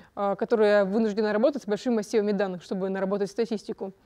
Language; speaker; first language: Russian; native; Russian